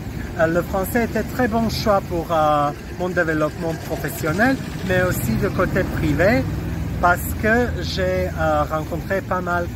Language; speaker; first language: French; non-native, fluent; Croatian